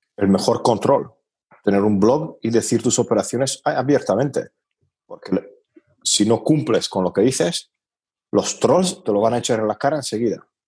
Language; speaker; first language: Spanish; non-native, fluent; Hungarian